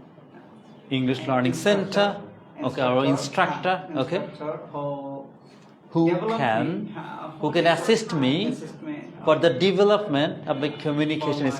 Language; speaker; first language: English; non-native, fluent; Bangla